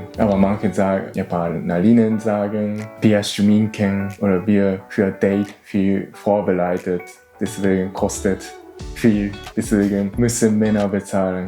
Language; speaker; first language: German; non-native, learner; Japanese